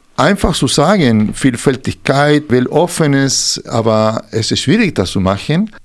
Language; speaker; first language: German; non-native, fluent; Spanish